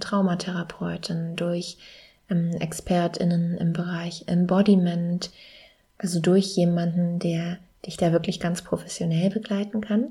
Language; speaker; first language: German; native; German